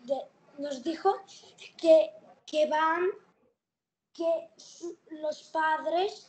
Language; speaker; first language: Spanish; early bilingual, heritage; Spanish